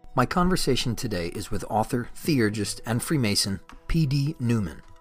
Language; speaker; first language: English; native; English